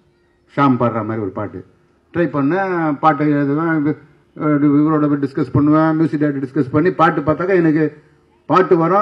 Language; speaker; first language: Tamil; native; Tamil